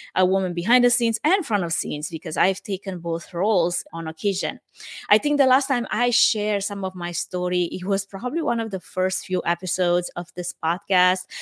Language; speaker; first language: English; non-native, fluent; Romanian